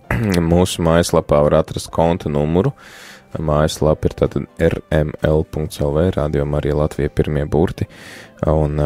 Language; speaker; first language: Latvian; native; Latvian